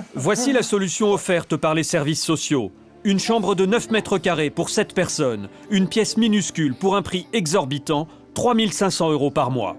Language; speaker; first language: French; native; French